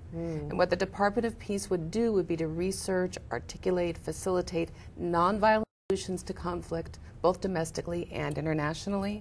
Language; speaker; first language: English; native; English